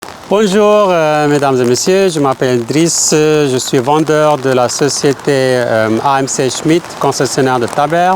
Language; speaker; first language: French; non-native, fluent; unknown